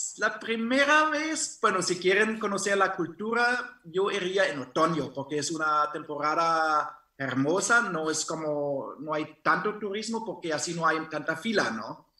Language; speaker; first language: Spanish; non-native, fluent; German